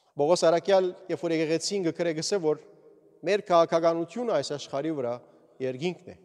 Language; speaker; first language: Armenian; early bilingual, heritage; Armenian